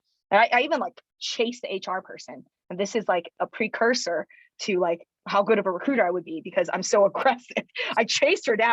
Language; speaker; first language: English; early bilingual, other home language; Chinese